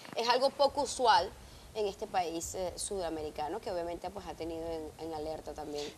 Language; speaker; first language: Spanish; native; Spanish